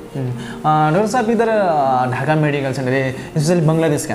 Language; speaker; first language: Hindi; non-native, learner; Nepali